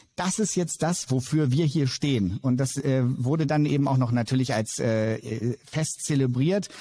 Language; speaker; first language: German; native; German